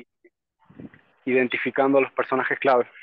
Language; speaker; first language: Spanish; native; Spanish